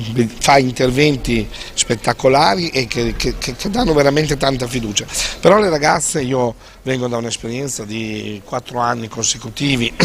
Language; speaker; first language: Italian; native; Italian